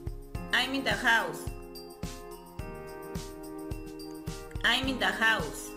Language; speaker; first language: English; non-native, fluent; Spanish